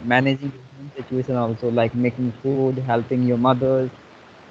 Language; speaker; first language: English; non-native, fluent; Hindi